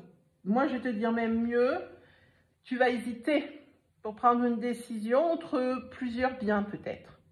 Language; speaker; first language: French; native; French